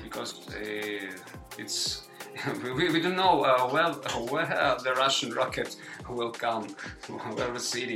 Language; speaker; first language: English; non-native, learner; Ukrainian